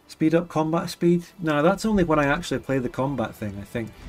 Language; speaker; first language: English; native; English